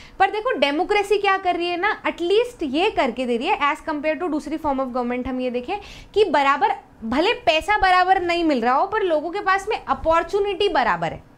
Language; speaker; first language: Hindi; native; Hindi